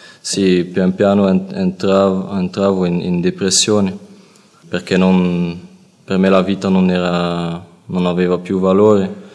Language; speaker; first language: Italian; non-native, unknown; Dutch